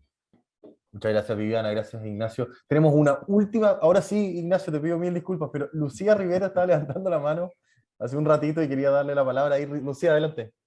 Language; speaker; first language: Spanish; native; Spanish